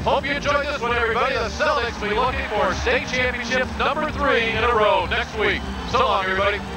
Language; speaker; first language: English; native; English